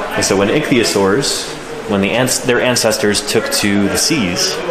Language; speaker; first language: English; native; English